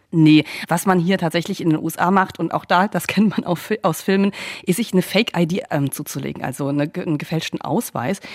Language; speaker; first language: German; native; German